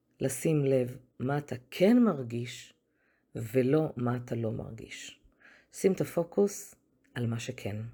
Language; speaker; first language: Hebrew; native; Hebrew